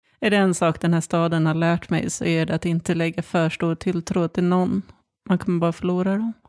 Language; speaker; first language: Swedish; native; Swedish